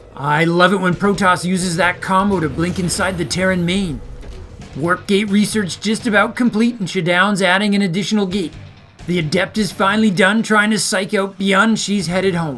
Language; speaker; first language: English; native; English